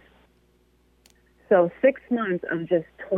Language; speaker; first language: English; native; English